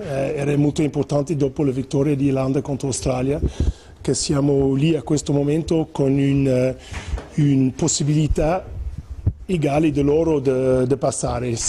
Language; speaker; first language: Italian; non-native, fluent; English